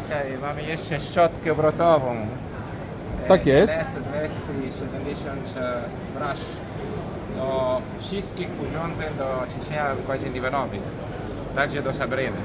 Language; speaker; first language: Polish; non-native, learner; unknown